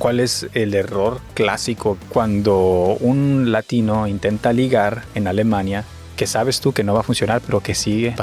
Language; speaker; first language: Spanish; native; Spanish